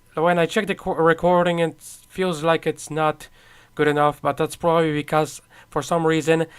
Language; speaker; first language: English; non-native, fluent; Polish